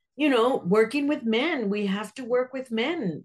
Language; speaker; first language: English; native; English